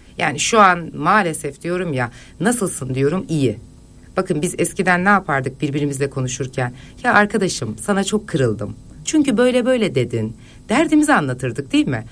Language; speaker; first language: Turkish; native; Turkish